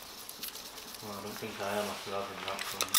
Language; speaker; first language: English; native; English